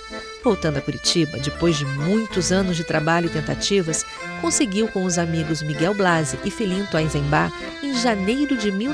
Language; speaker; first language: Portuguese; native; Portuguese